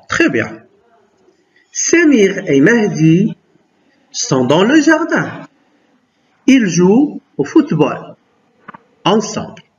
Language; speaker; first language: French; non-native, local second language; Arabic